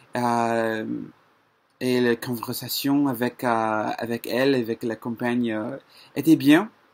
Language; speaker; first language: French; non-native, learner; English